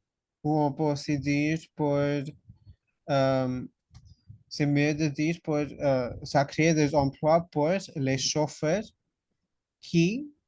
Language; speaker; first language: French; non-native, fluent; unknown